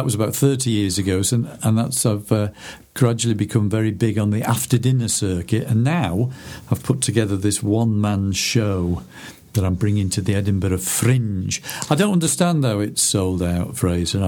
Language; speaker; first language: English; native; English